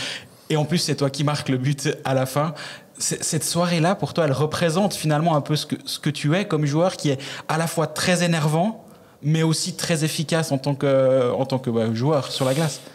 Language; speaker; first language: French; native; French